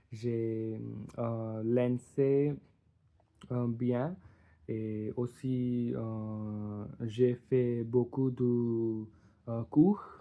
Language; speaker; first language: French; non-native, learner; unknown